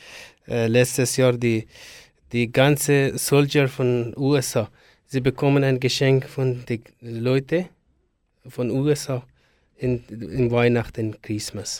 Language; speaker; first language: German; non-native, learner; Persian